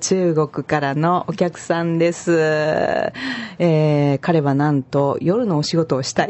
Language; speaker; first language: Japanese; native; Japanese